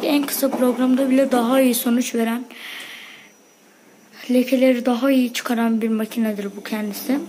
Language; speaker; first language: Turkish; native; Turkish